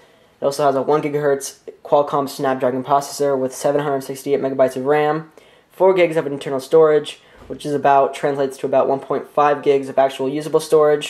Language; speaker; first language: English; native; English